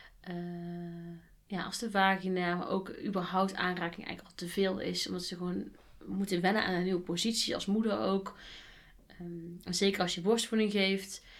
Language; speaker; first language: Dutch; native; Dutch